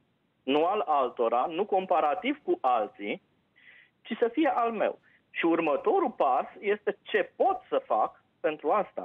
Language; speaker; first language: Romanian; native; Romanian